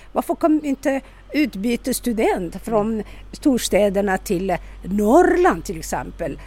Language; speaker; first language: Swedish; non-native, local second language; Somali